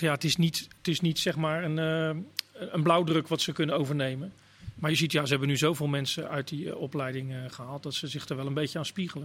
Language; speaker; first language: Dutch; native; Dutch